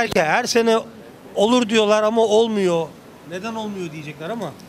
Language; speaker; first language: Turkish; native; Turkish